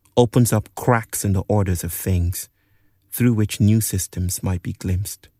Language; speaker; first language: English; non-native, local second language; Yoruba